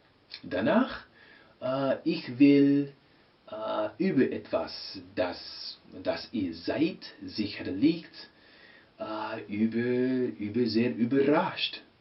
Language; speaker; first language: German; non-native, learner; English